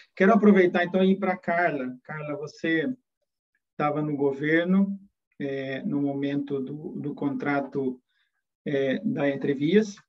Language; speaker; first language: Portuguese; native; Portuguese